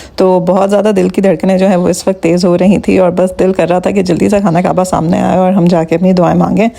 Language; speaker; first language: Urdu; native; Urdu